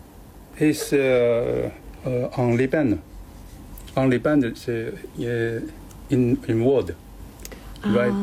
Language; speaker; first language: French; non-native, learner; Chinese